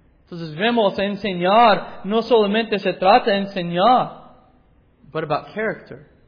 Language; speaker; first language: Spanish; non-native, learner; English